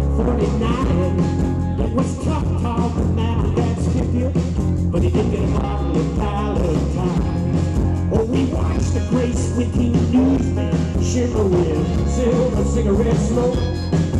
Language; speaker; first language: English; native; English